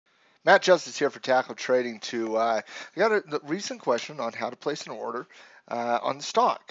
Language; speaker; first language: English; native; English